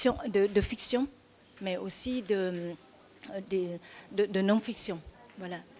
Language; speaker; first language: French; non-native, fluent; Vietnamese